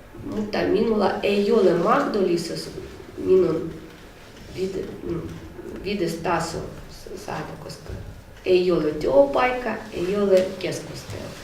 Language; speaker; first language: Finnish; non-native, learner; Russian